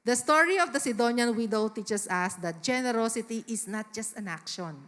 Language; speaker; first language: English; non-native, local second language; Filipino